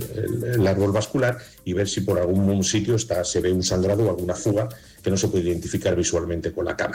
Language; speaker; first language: Spanish; native; Spanish